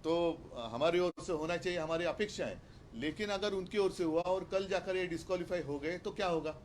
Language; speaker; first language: Hindi; non-native, local second language; Marathi